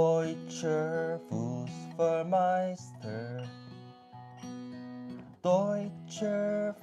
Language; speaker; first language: German; non-native, learner; English